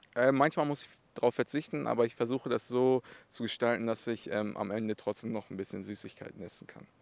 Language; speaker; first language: German; early bilingual, other home language; Russian